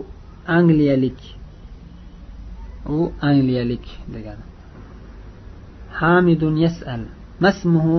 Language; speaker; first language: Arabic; non-native, fluent; Uzbek